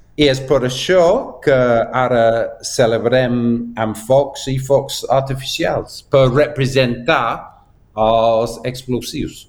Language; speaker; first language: Catalan; non-native, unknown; English